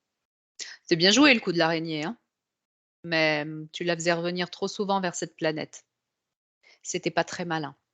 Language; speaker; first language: French; native; French